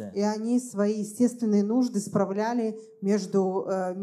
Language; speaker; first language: Russian; native; Russian